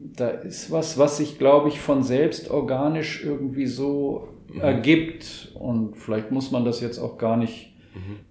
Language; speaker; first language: German; native; German